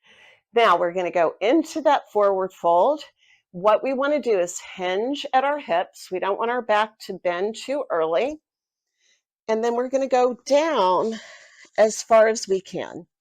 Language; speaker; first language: English; native; English